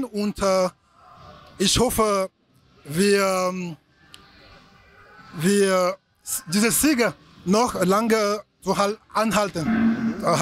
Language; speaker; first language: German; non-native, learner; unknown